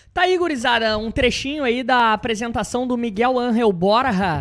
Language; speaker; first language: Portuguese; native; Portuguese